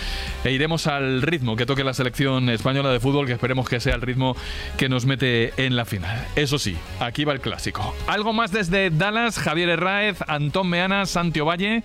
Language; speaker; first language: Spanish; native; Spanish